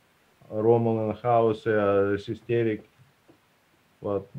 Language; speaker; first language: Dutch; non-native, learner; Russian